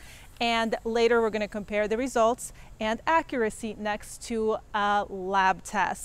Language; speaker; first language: English; native; English